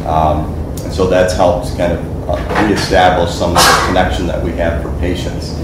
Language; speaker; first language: English; native; English